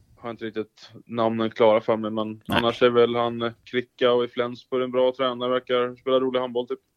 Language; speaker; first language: Swedish; native; Swedish